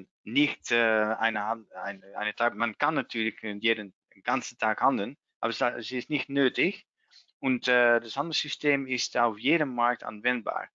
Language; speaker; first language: German; non-native, learner; Dutch